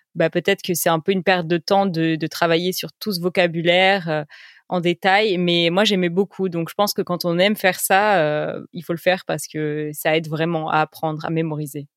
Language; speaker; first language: French; native; French